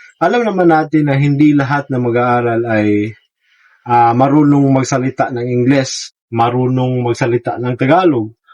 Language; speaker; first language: Filipino; non-native, local second language; Cebuano